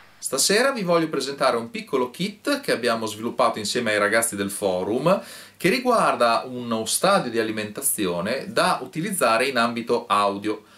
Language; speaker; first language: Italian; native; Italian